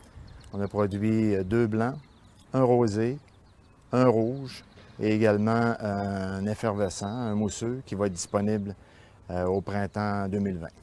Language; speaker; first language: French; native; French